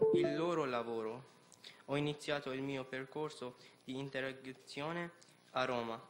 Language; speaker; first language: Italian; non-native, learner; Persian